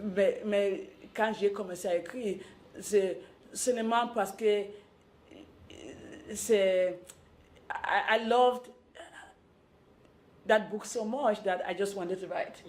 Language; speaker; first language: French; non-native, local second language; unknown